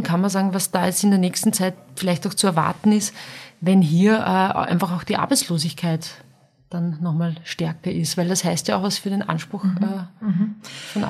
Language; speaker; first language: German; native; German